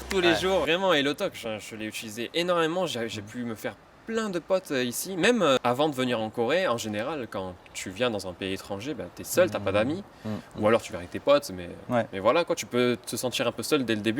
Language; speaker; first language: French; native; French